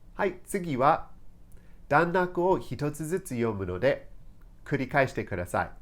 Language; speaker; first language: Japanese; non-native, fluent; English